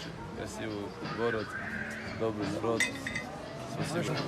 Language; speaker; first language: Russian; non-native, fluent; Chechen